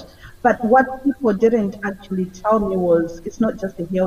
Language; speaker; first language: English; non-native, local second language; Shona